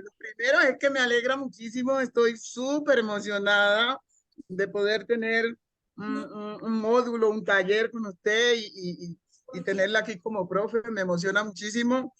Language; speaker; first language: Spanish; native; Spanish